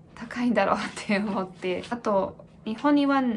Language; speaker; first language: Japanese; non-native, fluent; English